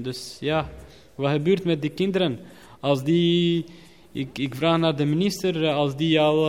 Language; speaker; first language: Dutch; non-native, learner; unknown